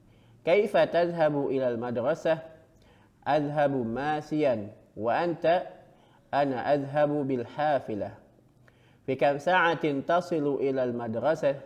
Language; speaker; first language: Arabic; non-native, fluent; Indonesian